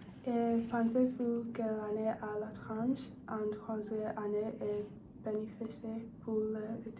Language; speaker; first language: French; non-native, learner; English